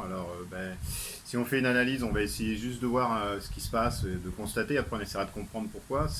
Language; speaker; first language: French; native; French